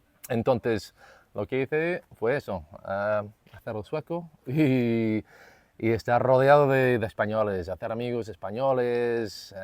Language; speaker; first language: Spanish; non-native, fluent; English